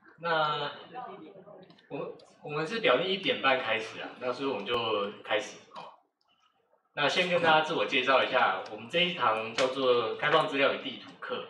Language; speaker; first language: Chinese; native; Chinese